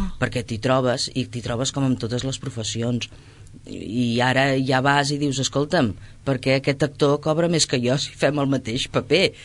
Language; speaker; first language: Catalan; native; Catalan